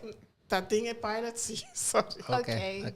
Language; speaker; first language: Dutch; non-native, local second language; Papiamento